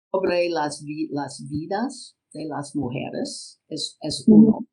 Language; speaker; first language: Spanish; non-native, learner; English